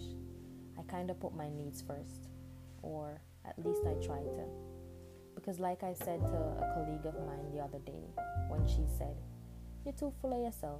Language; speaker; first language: English; non-native, local second language; Jamaican Creole English